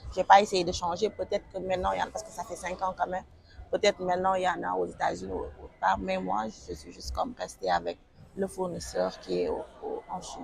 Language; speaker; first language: French; non-native, local second language; Wolof